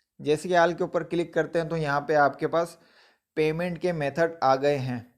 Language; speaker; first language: Hindi; non-native, local second language; Punjabi